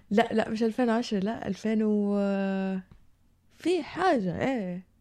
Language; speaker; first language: Arabic; non-native, local second language; Berber languages